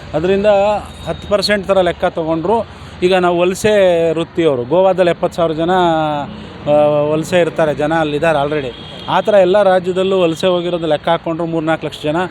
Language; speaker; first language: Kannada; non-native, local second language; Lambadi